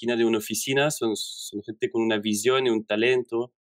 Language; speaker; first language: Spanish; non-native, fluent; French